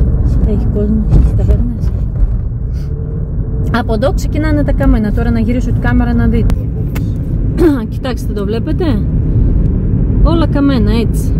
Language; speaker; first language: Greek; native; Greek